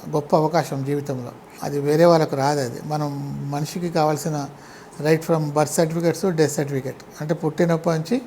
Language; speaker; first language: Telugu; native; Telugu